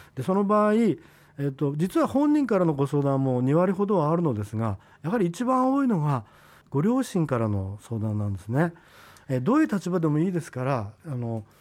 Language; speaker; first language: Japanese; native; Japanese